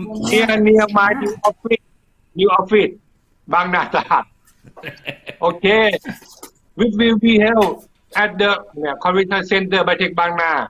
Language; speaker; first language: English; non-native, learner; Thai